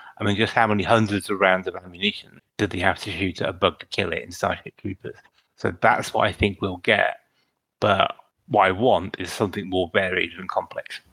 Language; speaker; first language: English; native; English